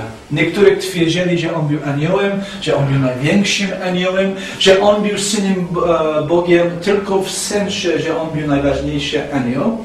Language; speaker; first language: Polish; non-native, fluent; English